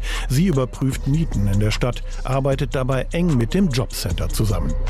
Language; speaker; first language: German; native; German